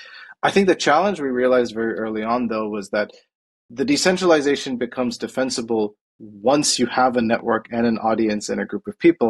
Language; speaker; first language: English; non-native, local second language; Tamil